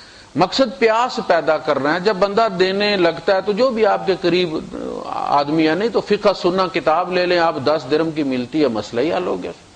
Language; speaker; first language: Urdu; non-native, local second language; Punjabi